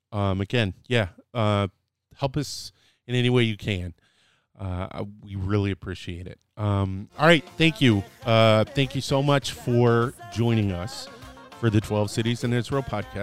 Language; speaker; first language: English; native; English